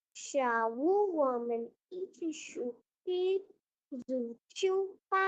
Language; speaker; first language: Chinese; non-native, learner; Urdu